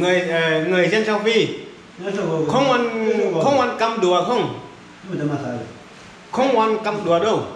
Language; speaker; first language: Vietnamese; non-native, learner; Portuguese